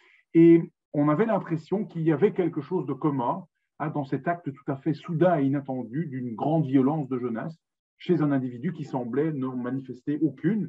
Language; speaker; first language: French; native; French